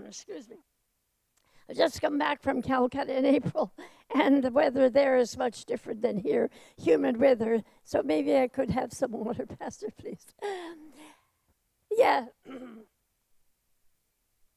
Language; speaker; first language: English; native; English